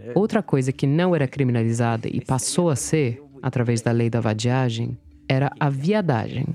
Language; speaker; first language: Portuguese; non-native, fluent; English